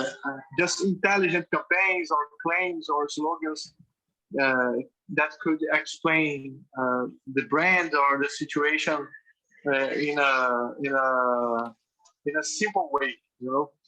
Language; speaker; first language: English; non-native, fluent; Portuguese